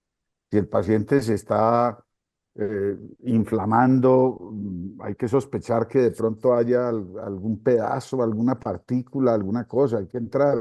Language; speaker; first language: Spanish; native; Spanish